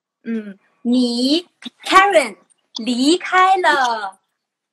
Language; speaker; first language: Chinese; non-native, learner; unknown